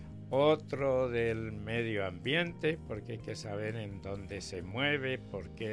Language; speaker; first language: Spanish; native; Spanish